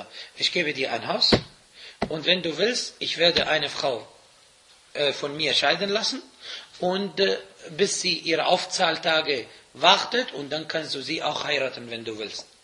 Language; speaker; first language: German; non-native, fluent; Arabic